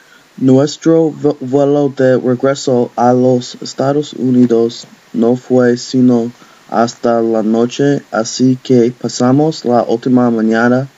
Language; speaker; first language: Spanish; non-native, learner; English